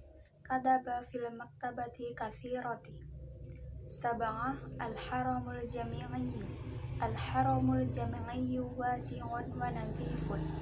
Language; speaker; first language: Arabic; non-native, learner; Indonesian